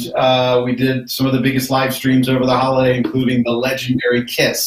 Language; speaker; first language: English; native; English